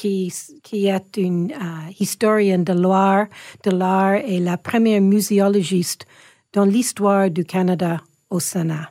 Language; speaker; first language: French; non-native, local second language; English